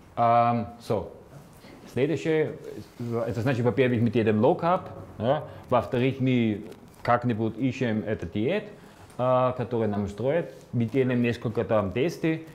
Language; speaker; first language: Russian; non-native, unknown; Slovenian